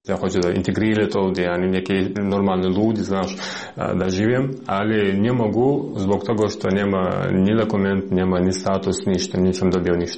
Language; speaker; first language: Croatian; non-native, learner; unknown